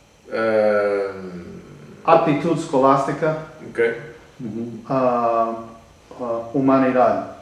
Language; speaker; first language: Spanish; non-native, learner; English